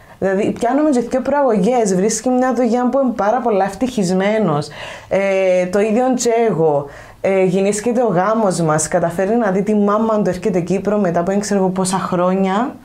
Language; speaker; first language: Greek; native; Greek